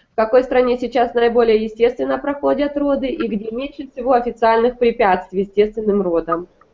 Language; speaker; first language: Russian; native; Russian